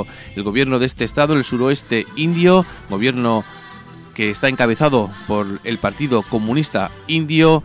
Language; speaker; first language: Spanish; native; Spanish